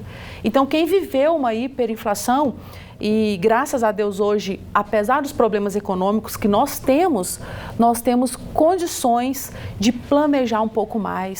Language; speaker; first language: Portuguese; native; Portuguese